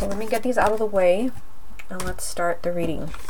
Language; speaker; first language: English; native; English